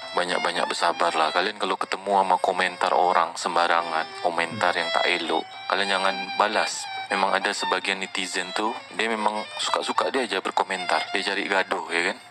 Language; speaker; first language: Malay; native; Malay